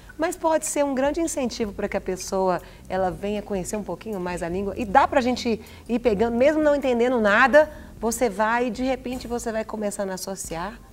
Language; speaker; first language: Portuguese; native; Portuguese